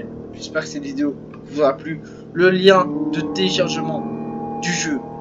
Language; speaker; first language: French; native; French